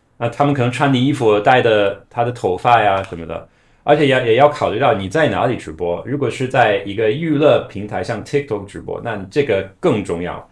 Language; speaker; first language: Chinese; non-native, fluent; English